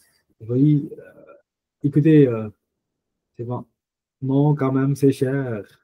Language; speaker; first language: French; non-native, fluent; Punjabi